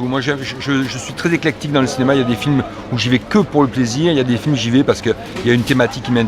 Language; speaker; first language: French; native; French